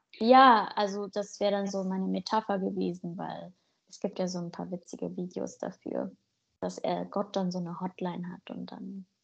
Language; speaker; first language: German; native; German